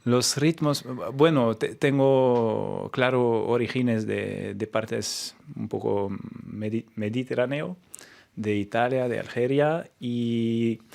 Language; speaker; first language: Spanish; non-native, fluent; French